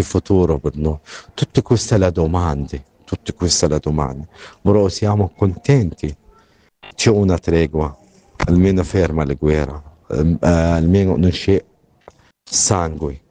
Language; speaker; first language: Italian; non-native, learner; Arabic